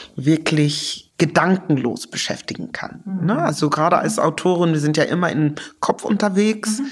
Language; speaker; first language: German; native; German